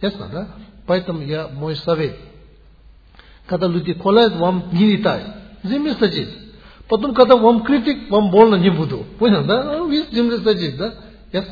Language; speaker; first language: Russian; non-native, learner; Tibetan